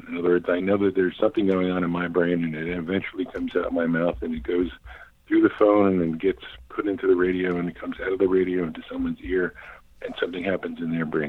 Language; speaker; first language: English; native; English